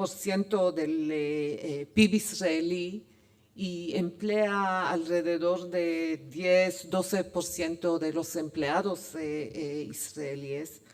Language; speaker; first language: Spanish; non-native, fluent; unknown